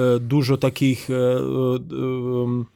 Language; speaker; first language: Polish; non-native, learner; Croatian